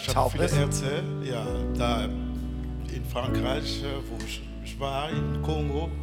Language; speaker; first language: German; non-native, learner; French